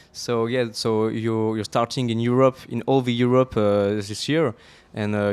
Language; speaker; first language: English; non-native, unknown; French